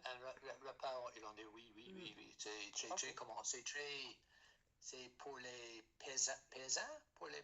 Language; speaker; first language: French; non-native, learner; English